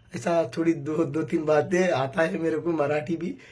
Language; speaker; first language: Hindi; non-native, local second language; Telugu